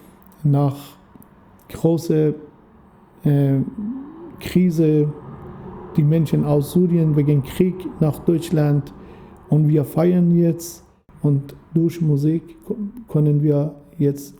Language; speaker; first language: German; non-native, fluent; Persian